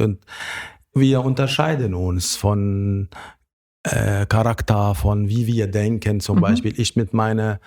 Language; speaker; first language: German; non-native, fluent; Arabic